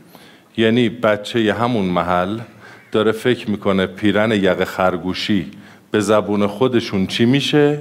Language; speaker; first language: Persian; native; Persian